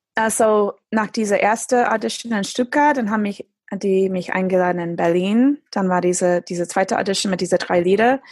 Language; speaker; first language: German; non-native, fluent; English